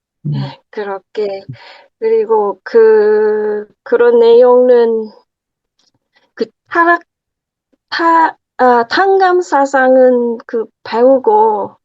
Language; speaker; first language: Korean; non-native, learner; Thai